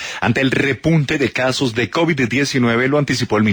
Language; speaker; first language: Spanish; native; Spanish